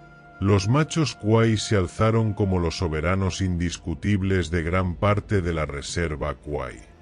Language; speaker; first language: Spanish; native; Spanish